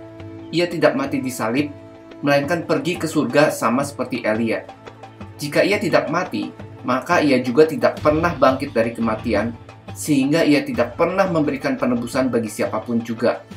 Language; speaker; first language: Indonesian; native; Indonesian